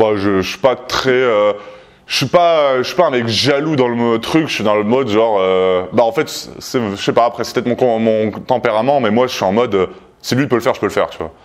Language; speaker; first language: French; native; French